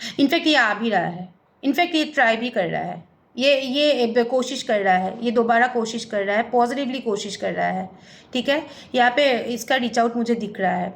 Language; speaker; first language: Hindi; non-native, local second language; Bangla